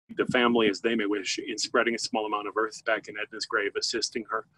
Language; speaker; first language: English; native; English